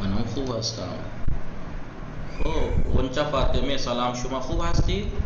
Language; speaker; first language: Persian; non-native, fluent; Urdu